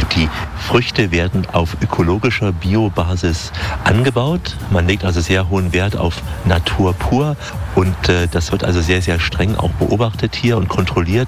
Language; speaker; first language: German; native; German